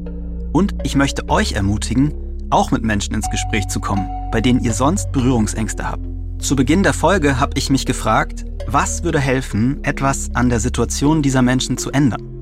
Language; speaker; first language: German; native; German